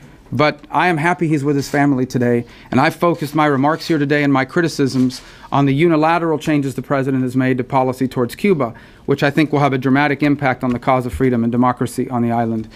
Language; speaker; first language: English; native; English